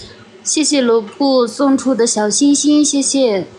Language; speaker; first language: Chinese; non-native, local second language; Tibetan